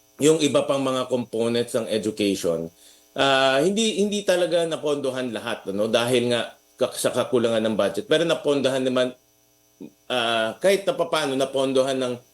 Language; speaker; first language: Filipino; native; Filipino